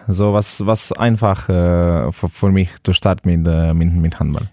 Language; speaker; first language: German; non-native, learner; Slovenian